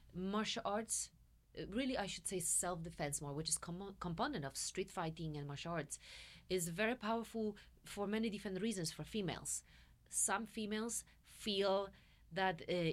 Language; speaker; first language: English; non-native, fluent; Polish